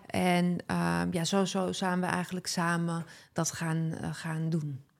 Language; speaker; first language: Dutch; early bilingual, other home language; Arabic